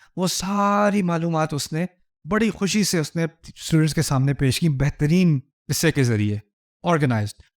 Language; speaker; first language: Urdu; early bilingual, heritage; Urdu